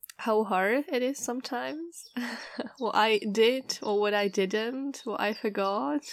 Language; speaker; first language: English; non-native, fluent; Czech